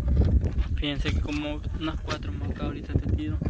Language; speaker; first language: Spanish; native; Spanish